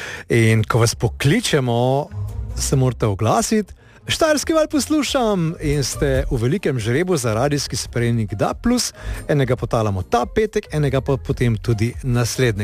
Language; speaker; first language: Slovenian; native; Slovenian